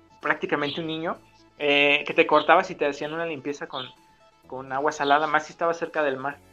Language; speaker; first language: Spanish; native; Spanish